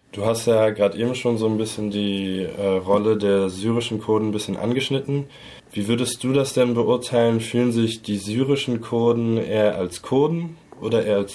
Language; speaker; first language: German; native; German